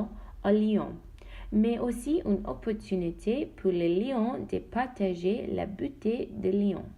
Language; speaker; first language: French; non-native, learner; Dutch